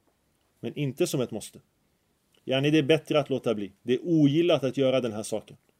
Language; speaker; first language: Swedish; early bilingual, other home language; Arabic